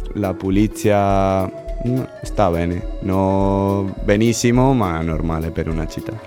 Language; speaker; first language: Italian; non-native, learner; Spanish